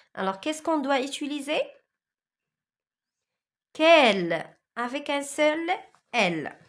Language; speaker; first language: French; non-native, local second language; Arabic